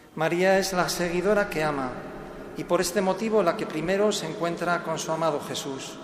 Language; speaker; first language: Spanish; native; Spanish